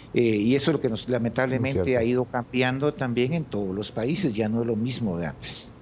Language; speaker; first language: Spanish; native; Spanish